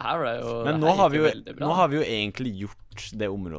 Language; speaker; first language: Norwegian; native; Norwegian